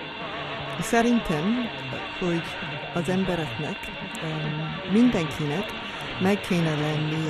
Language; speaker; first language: Hungarian; early bilingual, heritage; Hungarian